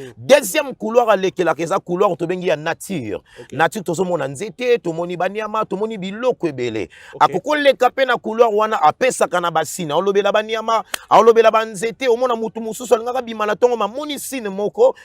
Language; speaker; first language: Lingala; native; Lingala